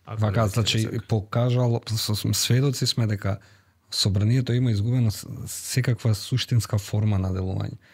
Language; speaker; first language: Macedonian; native; Macedonian